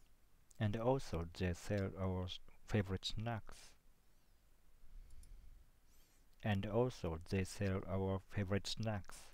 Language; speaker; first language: English; non-native, learner; Japanese